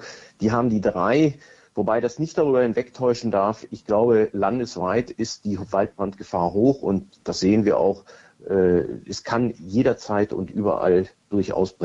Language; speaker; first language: German; native; German